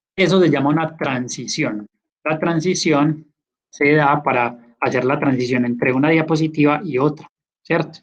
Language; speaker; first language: Spanish; native; Spanish